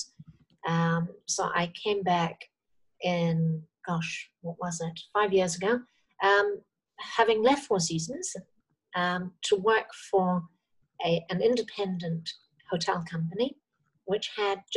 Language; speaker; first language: English; native; English